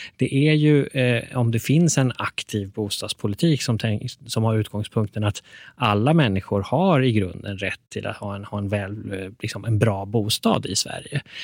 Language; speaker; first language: Swedish; early bilingual, other home language; Persian